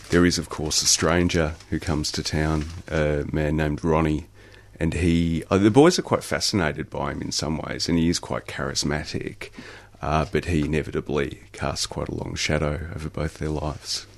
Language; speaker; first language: English; native; English